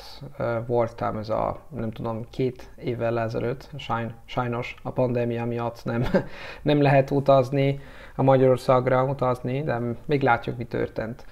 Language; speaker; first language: Hungarian; non-native, learner; Italian